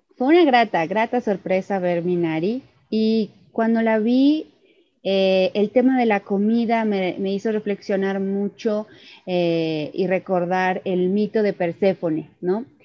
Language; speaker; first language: Spanish; native; Spanish